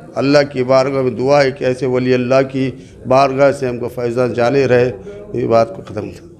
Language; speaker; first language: Hindi; non-native, local second language; Urdu